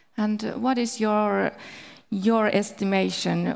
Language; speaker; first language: English; non-native, fluent; Finnish